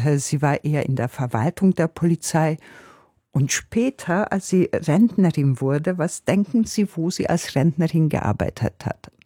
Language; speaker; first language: German; non-native, fluent; Hungarian